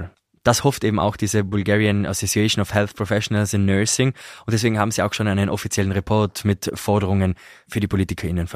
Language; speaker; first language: German; native; German